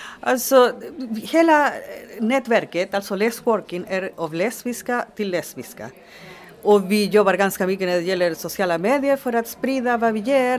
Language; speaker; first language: Swedish; non-native, fluent; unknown